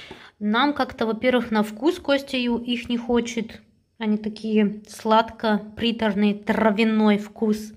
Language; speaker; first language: Russian; native; Russian